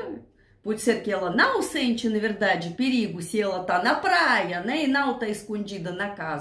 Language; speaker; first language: Portuguese; non-native, learner; Russian